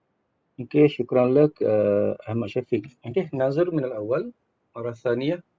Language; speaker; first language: Arabic; non-native, fluent; Malay